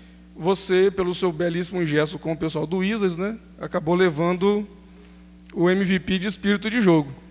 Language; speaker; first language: Portuguese; native; Portuguese